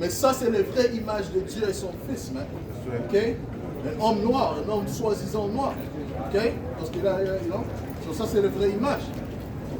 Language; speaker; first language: French; non-native, learner; English